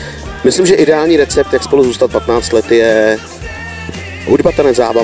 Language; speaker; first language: Czech; native; Czech